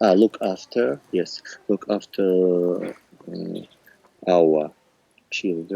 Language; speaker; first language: English; non-native, learner; Russian